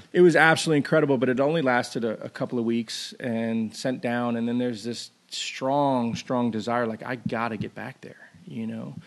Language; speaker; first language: English; native; English